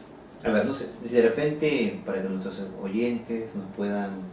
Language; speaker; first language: Spanish; native; Spanish